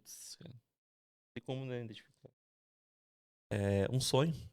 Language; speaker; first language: Portuguese; native; Portuguese